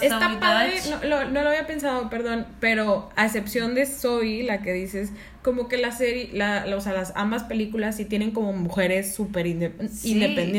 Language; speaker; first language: Spanish; native; Spanish